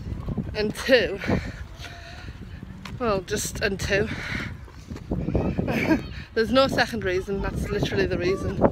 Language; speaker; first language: English; native; English